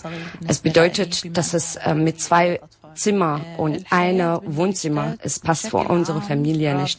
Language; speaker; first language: German; non-native, learner; Arabic